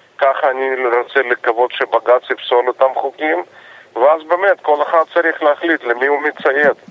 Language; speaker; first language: Hebrew; non-native, fluent; Russian